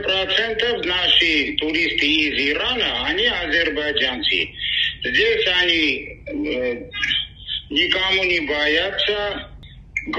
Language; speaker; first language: Russian; non-native, local second language; Armenian